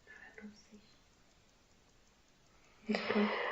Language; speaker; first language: French; native; French